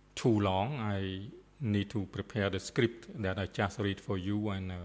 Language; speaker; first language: English; non-native, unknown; Khmer